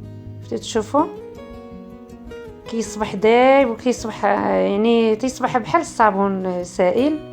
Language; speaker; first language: Arabic; native; Arabic